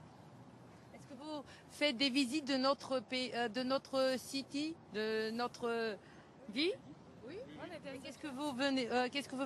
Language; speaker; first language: French; non-native, learner; Bulgarian